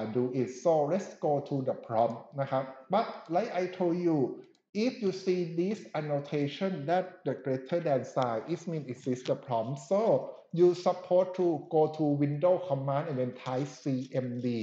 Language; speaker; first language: English; non-native, fluent; Thai